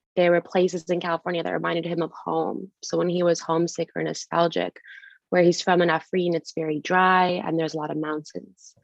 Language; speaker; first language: English; native; English